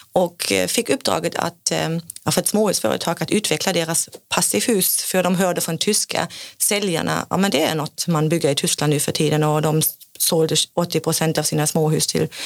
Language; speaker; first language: Swedish; non-native, fluent; German